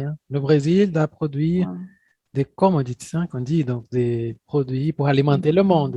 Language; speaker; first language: French; non-native, fluent; Portuguese